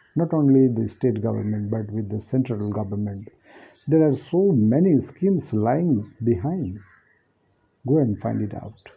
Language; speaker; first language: English; non-native, local second language; Nepali